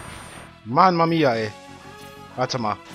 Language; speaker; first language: German; native; German